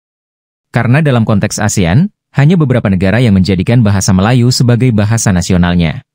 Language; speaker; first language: Indonesian; native; Indonesian